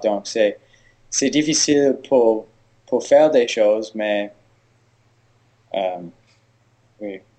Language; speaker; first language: French; non-native, learner; English